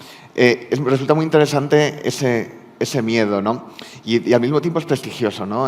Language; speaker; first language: Spanish; native; Spanish